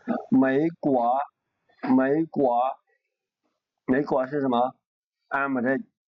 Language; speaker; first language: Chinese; non-native, fluent; Khmer